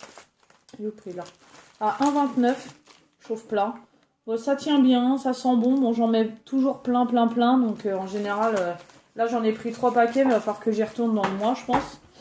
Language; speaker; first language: French; native; French